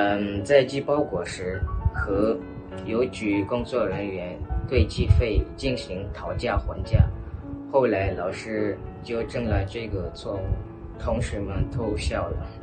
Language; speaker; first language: Chinese; non-native, fluent; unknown